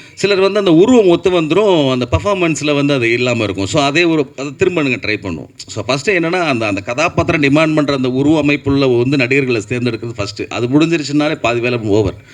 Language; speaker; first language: Tamil; native; Tamil